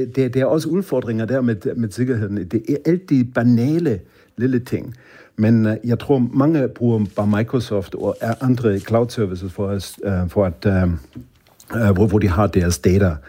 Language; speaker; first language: Danish; non-native, fluent; German